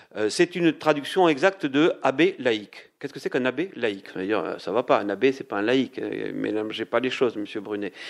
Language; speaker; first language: French; native; French